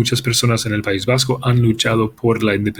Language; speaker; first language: Spanish; non-native, fluent; English